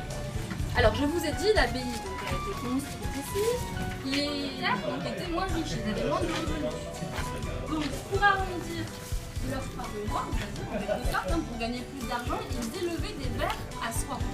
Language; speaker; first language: French; native; French